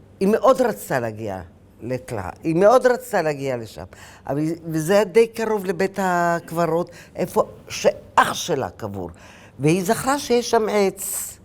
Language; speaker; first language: Hebrew; early bilingual, other home language; Arabic